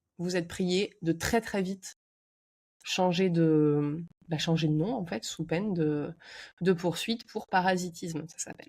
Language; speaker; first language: French; native; French